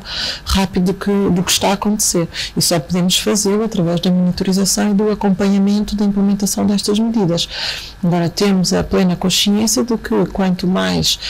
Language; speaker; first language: Portuguese; native; Portuguese